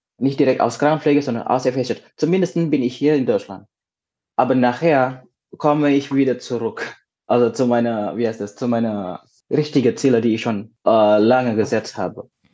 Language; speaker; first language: German; non-native, learner; Indonesian